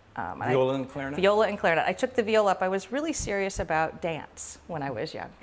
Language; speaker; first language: English; native; English